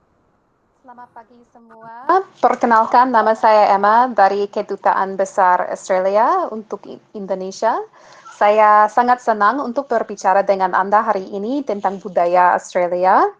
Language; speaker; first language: Indonesian; non-native, fluent; English